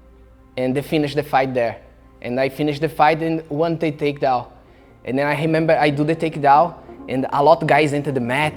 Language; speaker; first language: English; non-native, learner; Portuguese